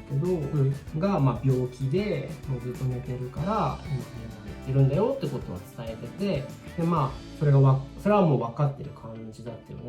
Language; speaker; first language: Japanese; native; Japanese